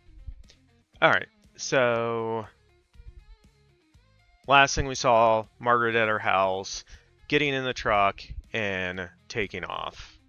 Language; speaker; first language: English; native; English